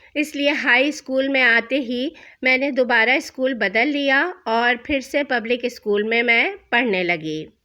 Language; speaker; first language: Urdu; native; Urdu